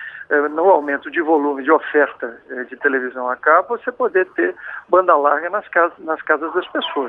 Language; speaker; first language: Portuguese; native; Portuguese